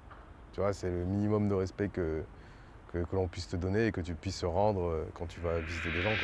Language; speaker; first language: French; native; French